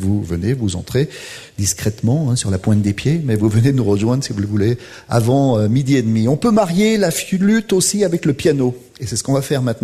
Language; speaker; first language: French; native; French